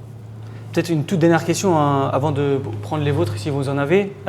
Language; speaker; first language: French; native; French